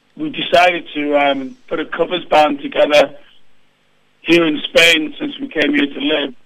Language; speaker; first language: English; native; English